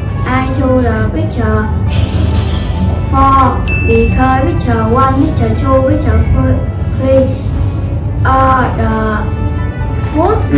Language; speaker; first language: English; non-native, learner; Vietnamese